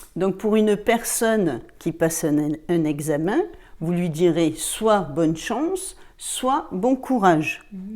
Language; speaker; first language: French; native; French